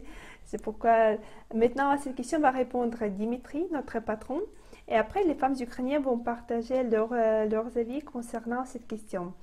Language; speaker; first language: French; non-native, fluent; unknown